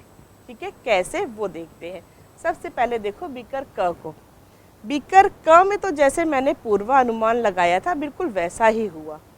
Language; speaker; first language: Hindi; native; Hindi